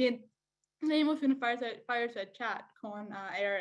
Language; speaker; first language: Spanish; non-native, learner; English